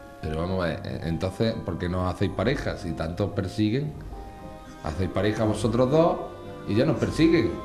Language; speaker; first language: Spanish; native; Spanish